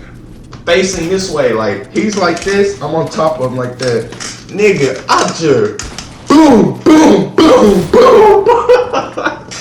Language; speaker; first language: English; native; English